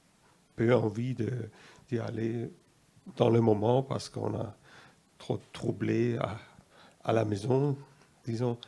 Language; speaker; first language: French; non-native, fluent; German